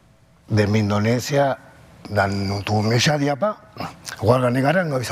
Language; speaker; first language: Indonesian; non-native, local second language; Spanish